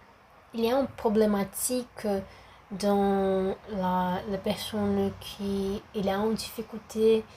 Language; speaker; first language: French; non-native, learner; Portuguese